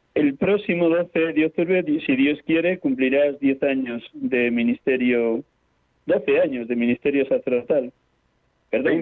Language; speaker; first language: Spanish; native; Spanish